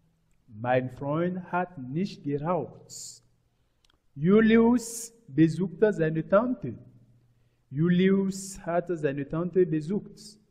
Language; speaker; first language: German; non-native, learner; French